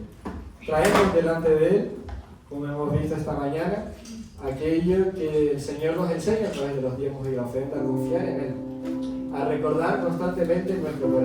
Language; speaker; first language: Spanish; native; Spanish